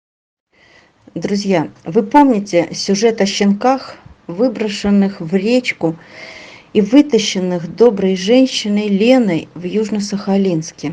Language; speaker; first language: Russian; native; Russian